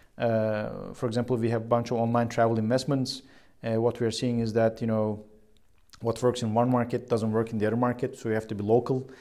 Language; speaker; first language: English; non-native, fluent; Turkish